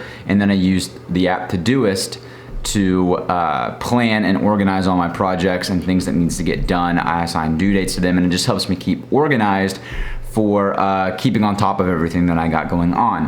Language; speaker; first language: English; native; English